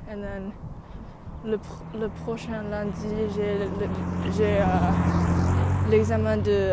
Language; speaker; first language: French; non-native, learner; English